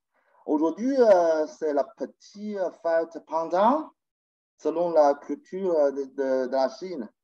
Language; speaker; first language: French; non-native, learner; Chinese